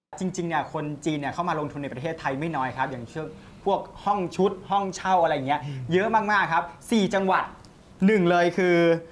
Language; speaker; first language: Thai; native; Thai